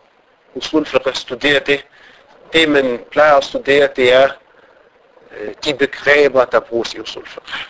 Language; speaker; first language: Danish; non-native, fluent; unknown